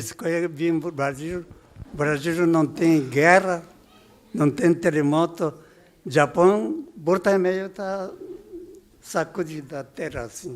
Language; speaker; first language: Portuguese; non-native, learner; Japanese